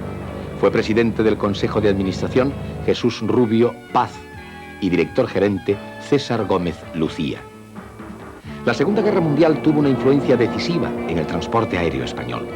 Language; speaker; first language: Spanish; native; Spanish